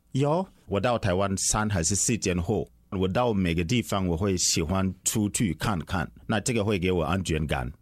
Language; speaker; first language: Chinese; non-native, fluent; English